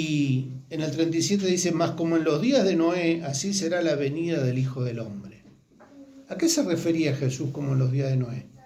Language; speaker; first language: Spanish; native; Spanish